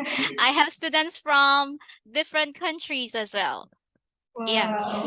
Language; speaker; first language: English; non-native, fluent; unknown